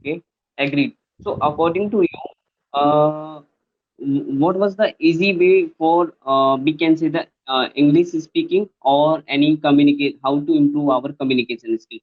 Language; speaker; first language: English; non-native, learner; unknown